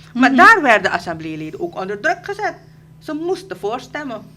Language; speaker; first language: Dutch; native; Dutch